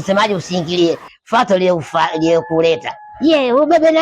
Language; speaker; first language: Swahili; native; Swahili